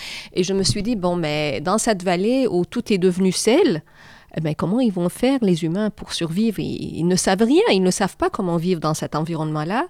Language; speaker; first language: French; non-native, fluent; Arabic